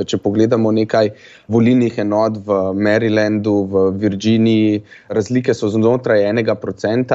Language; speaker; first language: Slovenian; native; Slovenian